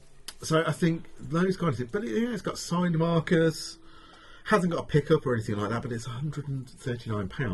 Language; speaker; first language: English; native; English